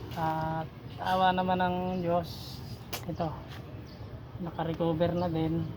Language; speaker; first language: Filipino; native; Filipino